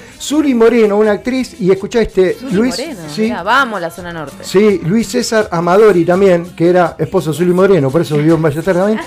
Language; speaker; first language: Spanish; native; Spanish